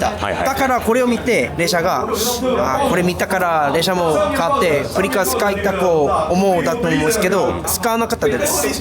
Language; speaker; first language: Japanese; non-native, learner; Korean